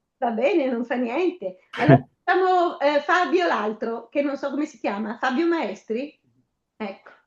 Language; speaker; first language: Italian; native; Italian